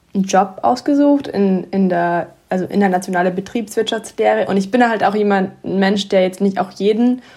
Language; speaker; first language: German; early bilingual, heritage; English